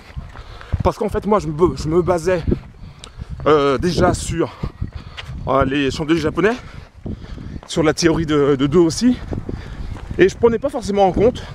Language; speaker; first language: French; native; French